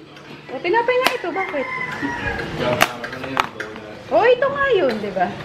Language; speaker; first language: Filipino; native; Filipino